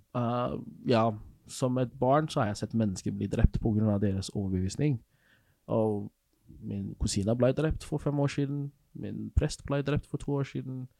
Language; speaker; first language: Norwegian; non-native, fluent; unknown